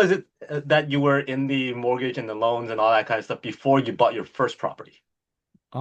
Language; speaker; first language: English; native; English